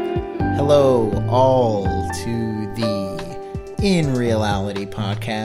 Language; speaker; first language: English; native; English